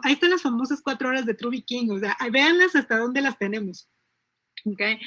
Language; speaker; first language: Spanish; native; Spanish